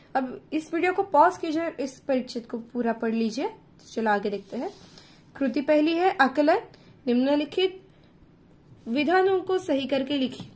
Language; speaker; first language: Hindi; non-native, local second language; Marathi